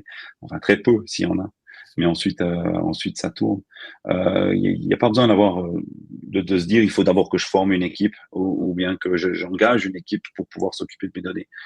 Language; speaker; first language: French; native; French